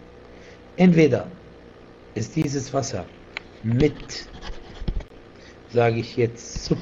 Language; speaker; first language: German; non-native, fluent; Arabic